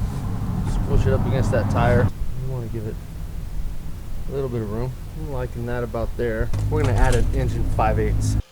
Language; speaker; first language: English; native; English